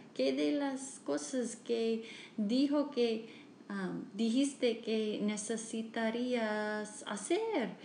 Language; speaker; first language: Spanish; non-native, learner; English